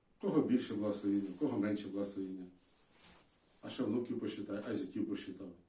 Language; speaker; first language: Ukrainian; native; Ukrainian